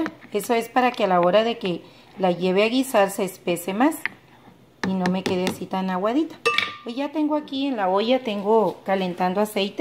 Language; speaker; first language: Spanish; native; Spanish